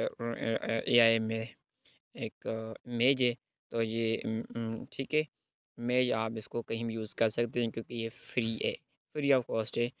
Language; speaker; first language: Urdu; native; Urdu